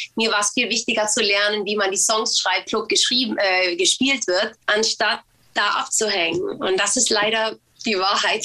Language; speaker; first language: German; early bilingual, other home language; Swedish